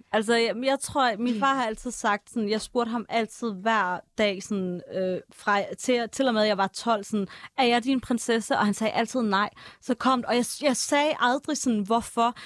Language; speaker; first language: Danish; native; Danish